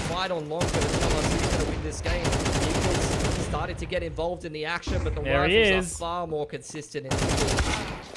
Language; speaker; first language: English; native; English